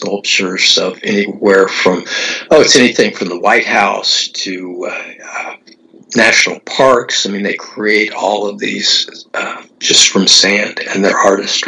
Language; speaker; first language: English; native; English